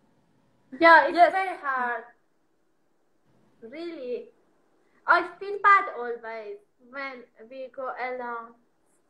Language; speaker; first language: English; non-native, learner; Persian